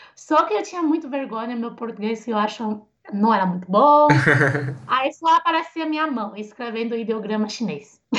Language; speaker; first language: Portuguese; non-native, fluent; Chinese